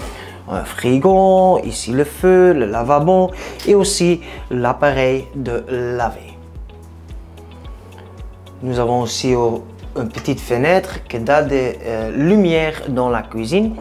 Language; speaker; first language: French; non-native, learner; Spanish